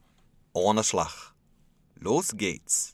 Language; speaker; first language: German; non-native, fluent; Western Frisian